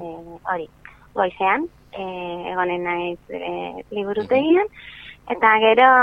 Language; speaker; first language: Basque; non-native, local second language; Spanish